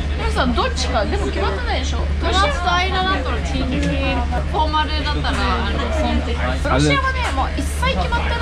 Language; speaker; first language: Japanese; non-native, fluent; Russian